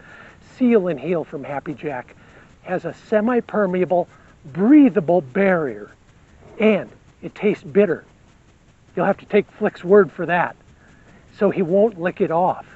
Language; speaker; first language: English; native; English